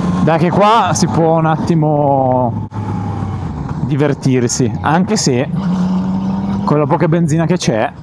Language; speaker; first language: Italian; native; Italian